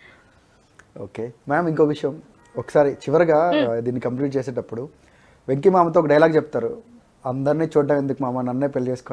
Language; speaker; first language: Telugu; native; Telugu